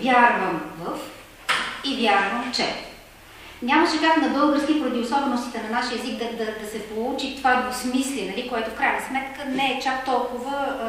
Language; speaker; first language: Bulgarian; native; Bulgarian